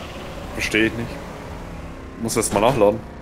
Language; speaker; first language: German; native; German